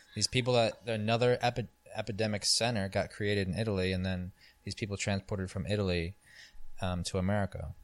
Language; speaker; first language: English; native; English